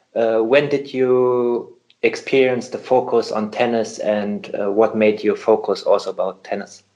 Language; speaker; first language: English; non-native, fluent; German